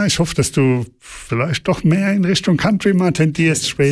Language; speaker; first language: German; native; German